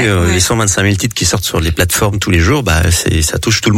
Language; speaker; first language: French; native; French